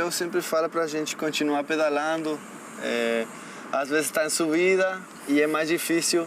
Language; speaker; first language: Portuguese; non-native, local second language; Spanish